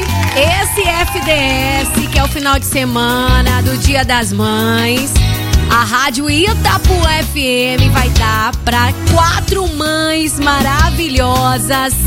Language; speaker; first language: Portuguese; native; Portuguese